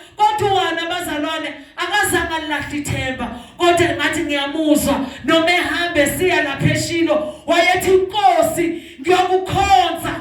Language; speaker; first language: Zulu; non-native, local second language; Xhosa